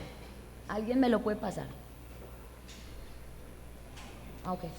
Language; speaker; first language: Spanish; native; Spanish